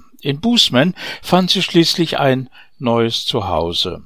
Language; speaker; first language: German; native; German